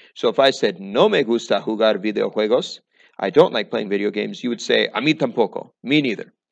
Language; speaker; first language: English; native; English